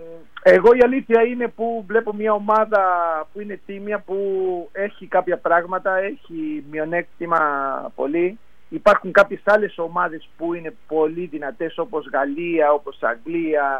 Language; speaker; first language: Greek; non-native, fluent; Spanish